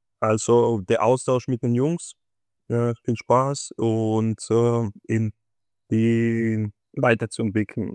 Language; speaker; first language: German; native; German